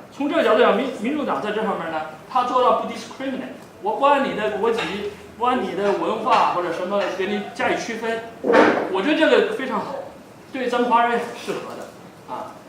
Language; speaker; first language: Chinese; native; Chinese